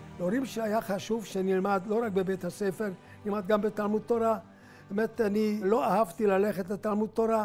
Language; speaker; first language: Hebrew; non-native, fluent; Hungarian